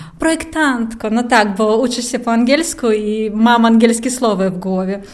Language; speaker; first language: Polish; non-native, learner; Russian